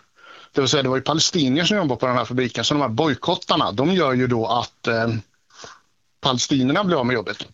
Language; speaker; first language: Swedish; native; Swedish